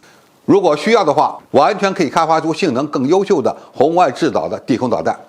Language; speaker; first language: Chinese; native; Chinese